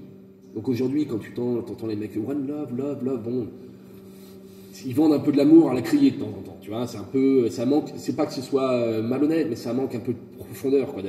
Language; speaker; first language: French; native; French